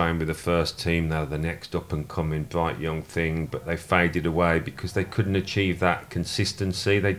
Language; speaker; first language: English; native; English